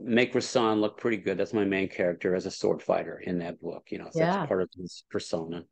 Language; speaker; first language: English; native; English